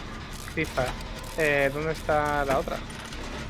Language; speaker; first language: Spanish; native; Spanish